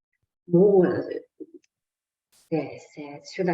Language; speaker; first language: French; non-native, fluent; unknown